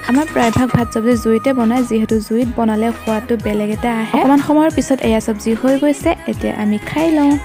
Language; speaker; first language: Assamese; non-native, local second language; Mising